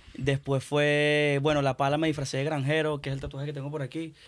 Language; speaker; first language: Spanish; native; Spanish